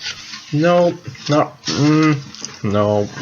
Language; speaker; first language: English; native; English